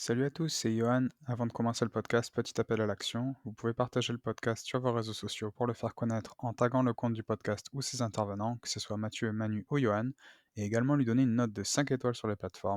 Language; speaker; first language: French; native; French